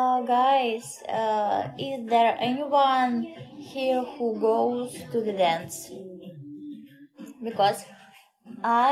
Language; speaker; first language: English; non-native, learner; Russian